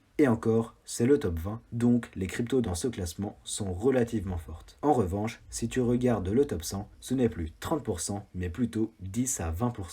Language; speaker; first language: French; native; French